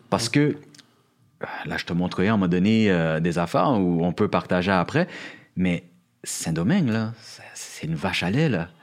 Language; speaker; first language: French; native; French